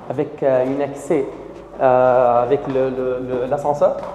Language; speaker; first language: French; non-native, learner; Arabic